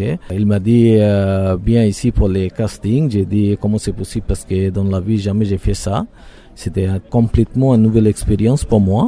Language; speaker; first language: French; non-native, learner; Bangla